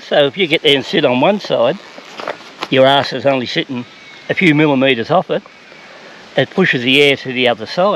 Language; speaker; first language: English; native; English